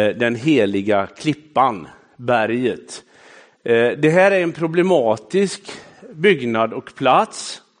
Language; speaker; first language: Swedish; native; Swedish